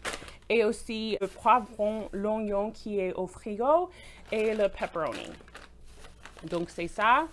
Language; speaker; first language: French; non-native, fluent; English